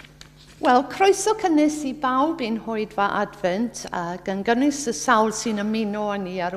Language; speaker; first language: Welsh; native; Welsh